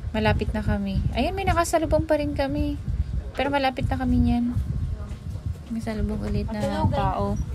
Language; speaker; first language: Filipino; non-native, local second language; Iloko